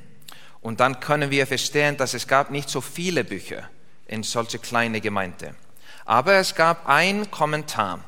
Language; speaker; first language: German; non-native, learner; Icelandic